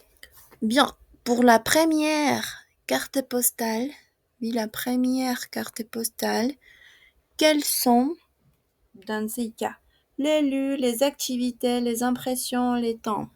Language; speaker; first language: French; non-native, fluent; Spanish